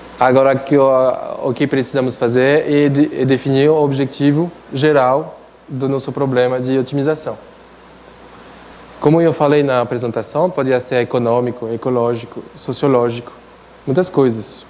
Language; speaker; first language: Portuguese; non-native, fluent; French